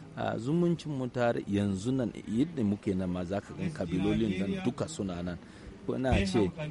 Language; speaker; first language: Hausa; non-native, local second language; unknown